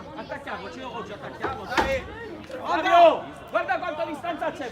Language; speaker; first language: Italian; native; Italian